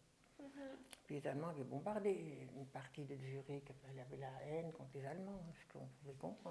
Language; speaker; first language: French; early bilingual, other home language; German